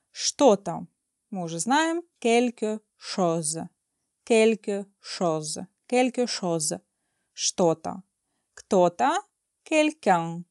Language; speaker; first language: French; non-native, fluent; Russian